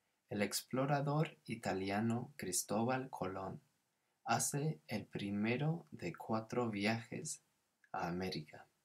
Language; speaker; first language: Spanish; non-native, fluent; English